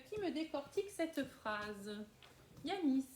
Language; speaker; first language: French; native; French